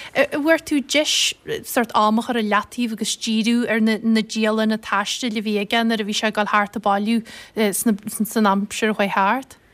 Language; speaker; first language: Irish; native; Irish